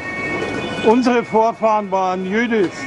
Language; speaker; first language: German; non-native, learner; English